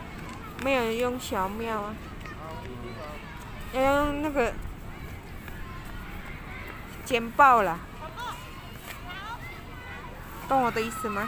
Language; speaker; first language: Chinese; non-native, learner; Javanese